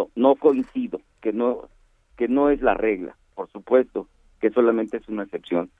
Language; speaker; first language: Spanish; native; Spanish